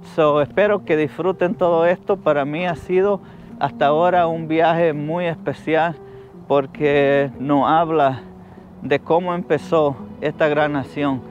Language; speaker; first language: Spanish; native; Spanish